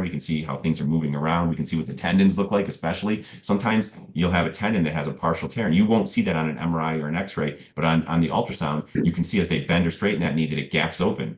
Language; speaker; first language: English; native; English